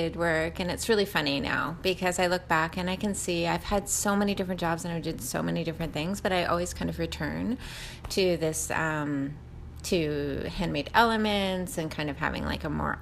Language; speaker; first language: English; native; English